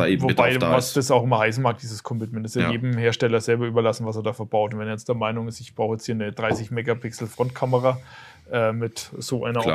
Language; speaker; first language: German; native; German